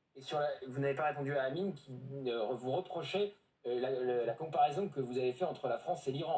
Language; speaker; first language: French; native; French